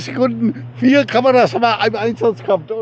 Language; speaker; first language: German; native; German